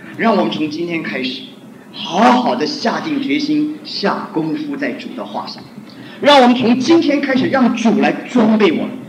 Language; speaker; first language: Chinese; non-native, local second language; Hakka Chinese